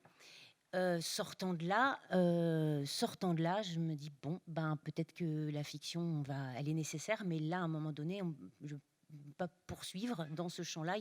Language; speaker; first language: French; native; French